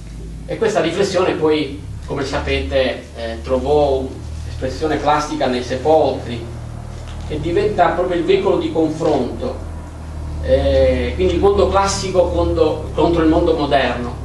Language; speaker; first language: Italian; native; Italian